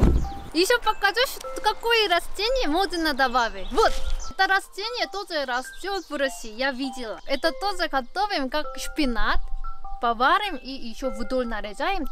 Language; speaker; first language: Russian; non-native, fluent; Korean